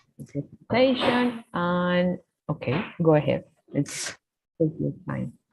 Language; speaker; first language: English; non-native, fluent; Spanish